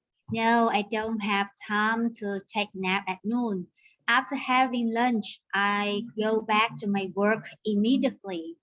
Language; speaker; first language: English; non-native, learner; Vietnamese